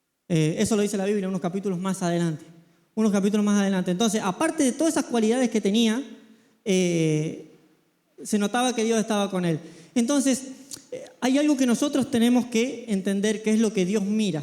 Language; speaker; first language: Spanish; native; Spanish